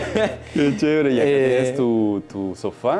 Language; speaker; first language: Spanish; native; Spanish